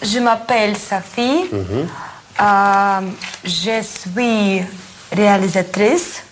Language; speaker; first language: French; non-native, learner; Russian